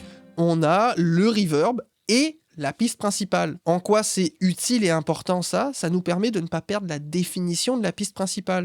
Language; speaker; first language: French; native; French